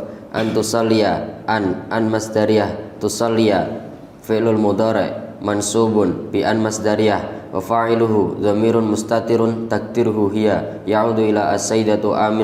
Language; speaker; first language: Arabic; non-native, learner; Indonesian